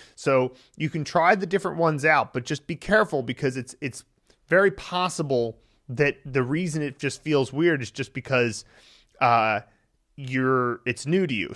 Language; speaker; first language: English; native; English